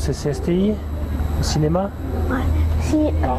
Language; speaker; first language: French; native; French